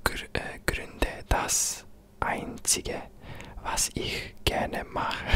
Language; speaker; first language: German; non-native, learner; English